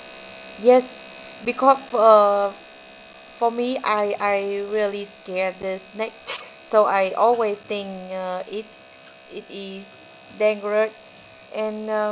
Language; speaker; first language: English; non-native, learner; Vietnamese